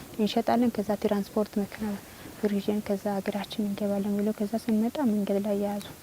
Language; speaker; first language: Amharic; non-native, local second language; Wolaytta